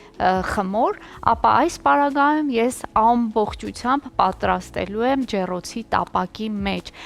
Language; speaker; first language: Armenian; native; Armenian